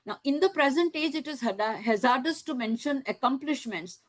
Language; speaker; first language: English; non-native, local second language; Gujarati